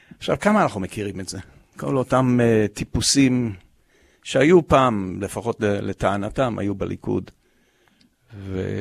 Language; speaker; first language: Hebrew; early bilingual, other home language; English